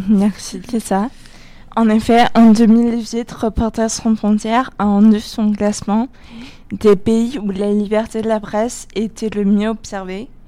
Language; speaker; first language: French; non-native, fluent; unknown